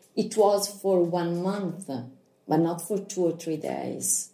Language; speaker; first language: English; non-native, learner; Italian